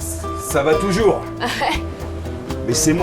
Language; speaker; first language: French; native; French